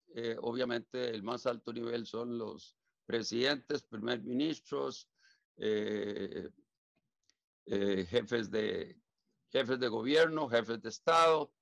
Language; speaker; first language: Spanish; native; Spanish